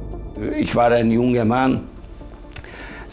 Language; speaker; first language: German; non-native, learner; Hungarian